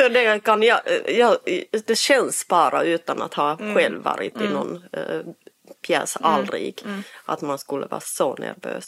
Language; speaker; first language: Swedish; non-native, fluent; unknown